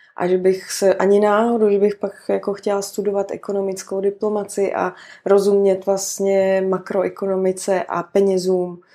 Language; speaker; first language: Czech; native; Czech